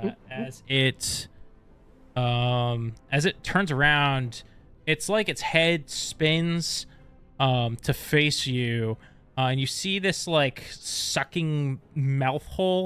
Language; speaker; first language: English; native; English